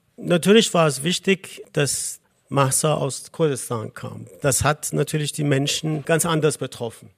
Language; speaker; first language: German; non-native, fluent; Persian